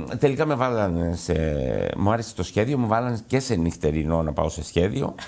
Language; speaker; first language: Greek; early bilingual, heritage; Greek